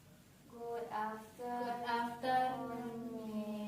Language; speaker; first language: English; non-native, learner; Indonesian